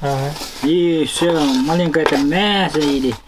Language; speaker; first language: Russian; non-native, local second language; Yakut